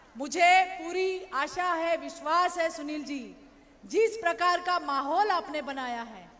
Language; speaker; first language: Hindi; non-native, local second language; Marathi